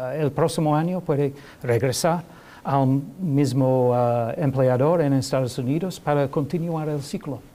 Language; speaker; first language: Spanish; non-native, learner; English